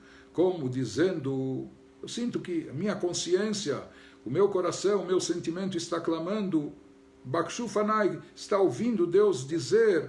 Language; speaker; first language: Portuguese; native; Portuguese